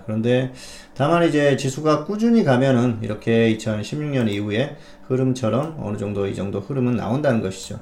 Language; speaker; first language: Korean; native; Korean